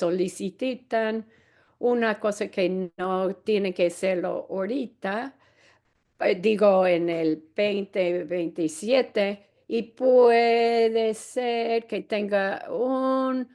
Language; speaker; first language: Spanish; non-native, fluent; English